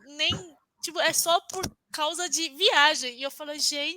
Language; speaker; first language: Portuguese; non-native, fluent; Chinese